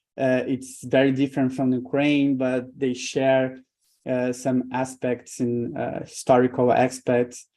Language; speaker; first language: English; non-native, fluent; Portuguese